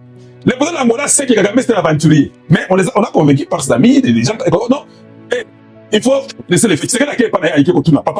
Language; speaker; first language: French; non-native, local second language; Lingala